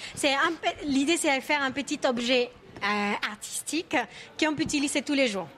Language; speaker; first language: French; non-native, fluent; Spanish